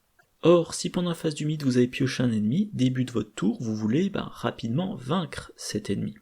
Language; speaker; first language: French; native; French